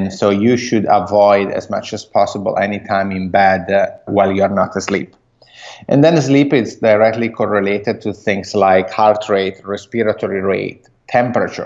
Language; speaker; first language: English; non-native, fluent; Italian